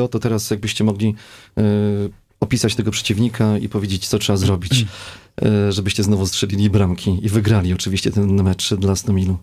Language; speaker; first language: Polish; native; Polish